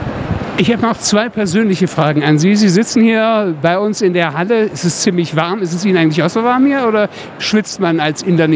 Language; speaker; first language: German; native; German